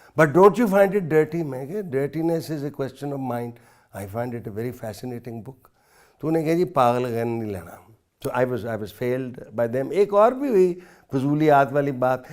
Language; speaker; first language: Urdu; non-native, local second language; Punjabi